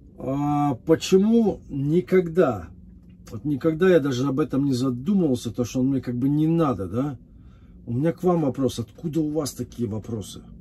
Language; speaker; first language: Russian; native; Russian